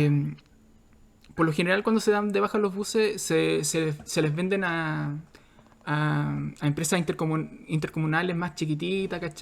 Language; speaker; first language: Spanish; native; Spanish